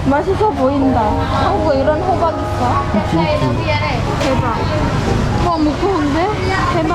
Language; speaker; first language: Korean; non-native, learner; Khmer